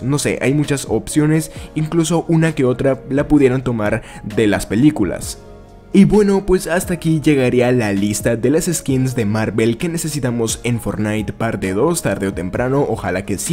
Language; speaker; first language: Spanish; native; Spanish